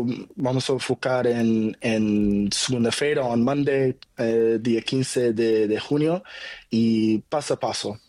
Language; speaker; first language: Spanish; non-native, learner; Portuguese